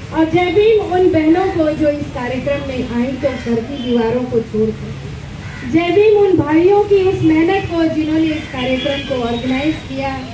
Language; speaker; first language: Hindi; non-native, local second language; Gujarati